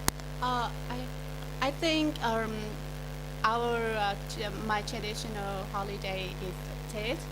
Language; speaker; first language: English; non-native, learner; Vietnamese